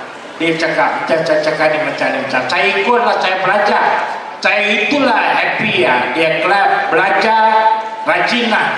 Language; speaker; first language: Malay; non-native, local second language; Tamil